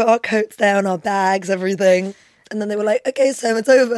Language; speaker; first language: English; non-native, local second language; Albanian